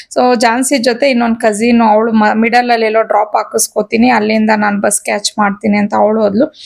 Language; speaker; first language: Kannada; non-native, local second language; Telugu